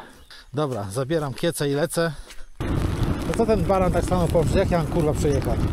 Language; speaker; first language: Polish; native; Polish